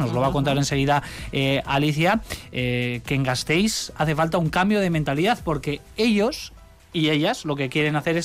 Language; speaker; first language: Spanish; native; Spanish